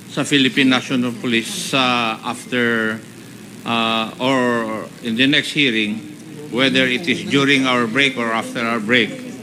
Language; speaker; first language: English; non-native, local second language; Filipino